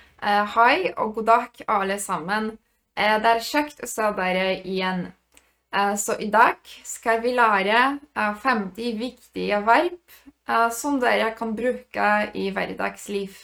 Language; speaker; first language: Norwegian; non-native, fluent; Polish